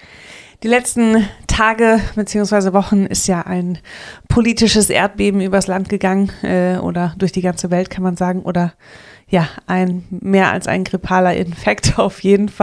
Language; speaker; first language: German; native; German